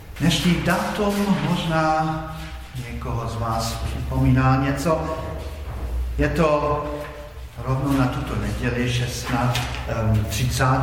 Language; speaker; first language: Czech; non-native, fluent; Polish